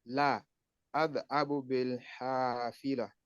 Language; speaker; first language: Arabic; non-native, learner; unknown